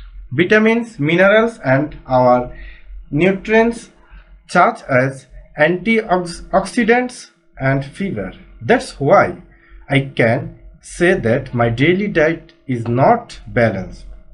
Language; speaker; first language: English; non-native, local second language; Bangla